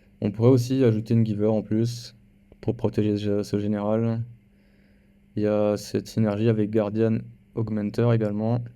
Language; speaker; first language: French; native; French